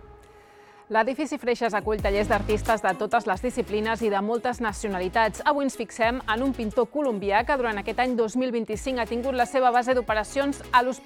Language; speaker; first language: Catalan; native; Catalan